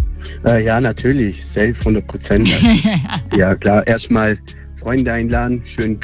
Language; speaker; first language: German; native; German